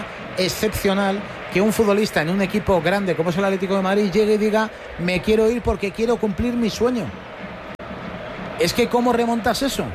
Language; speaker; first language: Spanish; native; Spanish